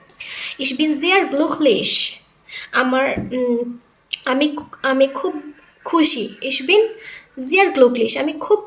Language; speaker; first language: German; non-native, fluent; Bangla